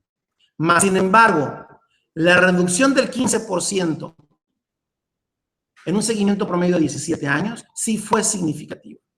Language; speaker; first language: Spanish; native; Spanish